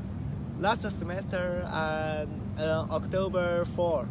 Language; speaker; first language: English; non-native, learner; Chinese